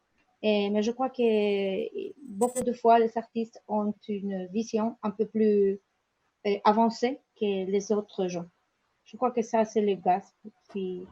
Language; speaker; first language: French; non-native, learner; Spanish